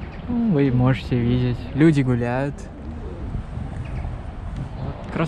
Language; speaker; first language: Russian; non-native, learner; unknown